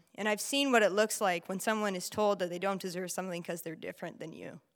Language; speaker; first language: English; native; English